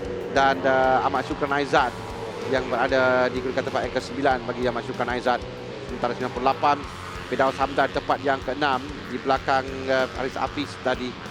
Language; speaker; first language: Malay; native; Malay